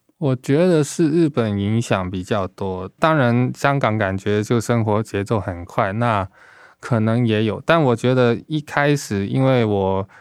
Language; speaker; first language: Chinese; non-native, local second language; Cantonese